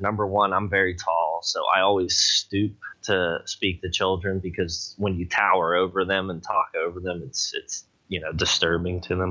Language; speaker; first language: English; native; English